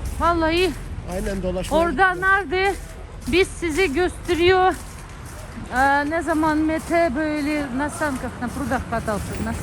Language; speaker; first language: Turkish; non-native, learner; Russian